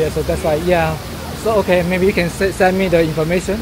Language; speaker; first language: English; non-native, learner; Chinese